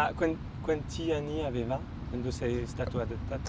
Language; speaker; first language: Italian; non-native, fluent; French